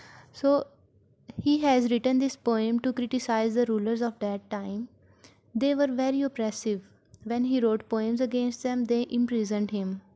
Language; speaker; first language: English; non-native, local second language; Urdu